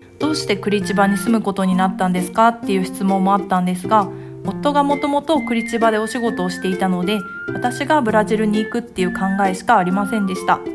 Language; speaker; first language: Japanese; native; Japanese